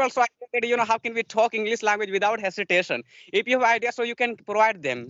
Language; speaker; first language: English; non-native, learner; Santali